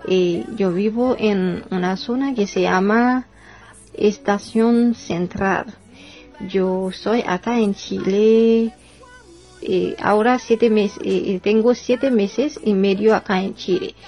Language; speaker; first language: Spanish; non-native, local second language; Haitian Creole